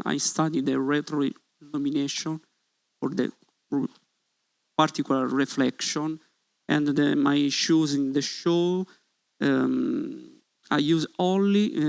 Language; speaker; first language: English; non-native, learner; Italian